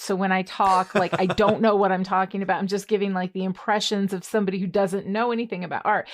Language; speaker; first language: English; native; English